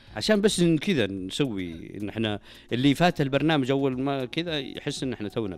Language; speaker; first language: Arabic; native; Arabic